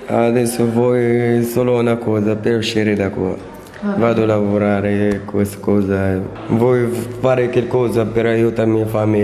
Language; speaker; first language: Italian; non-native, learner; Arabic